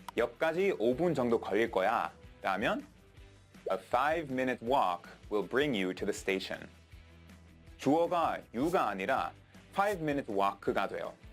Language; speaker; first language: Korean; non-native, fluent; English